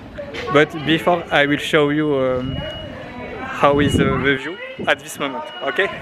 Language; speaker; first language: English; non-native, learner; French